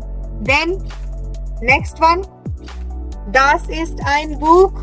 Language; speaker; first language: German; non-native, fluent; Hindi